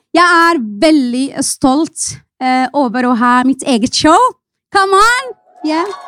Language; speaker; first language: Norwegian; non-native, fluent; Arabic